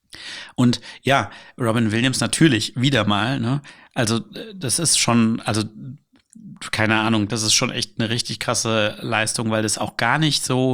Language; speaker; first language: German; native; German